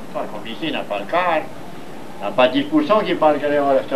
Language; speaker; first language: French; native; French